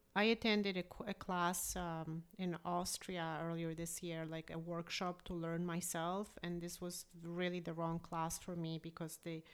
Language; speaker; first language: English; early bilingual, other home language; Polish